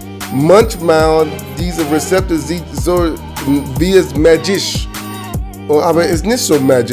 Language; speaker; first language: German; non-native, learner; English